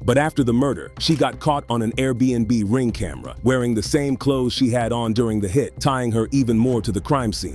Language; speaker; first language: English; native; English